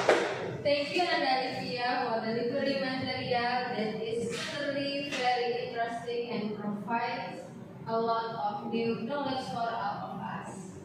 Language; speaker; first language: English; non-native, learner; Indonesian